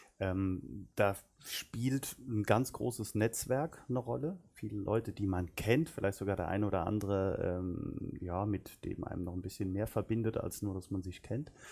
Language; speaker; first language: German; native; German